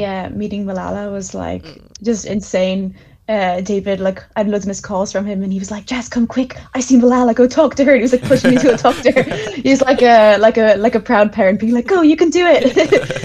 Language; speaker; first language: English; native; English